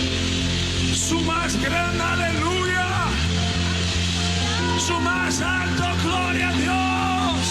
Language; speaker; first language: Spanish; non-native, local second language; Portuguese